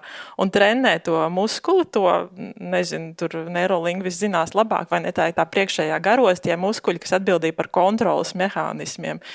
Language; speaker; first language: Latvian; native; Latvian